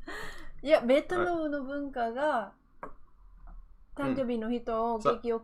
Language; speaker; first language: Japanese; non-native, learner; Vietnamese